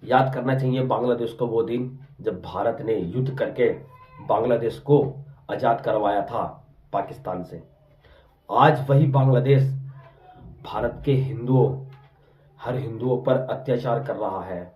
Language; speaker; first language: Hindi; native; Hindi